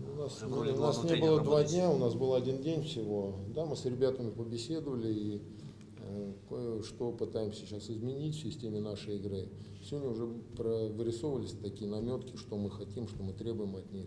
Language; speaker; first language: Russian; native; Russian